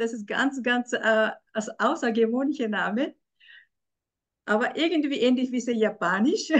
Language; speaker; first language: German; non-native, fluent; Japanese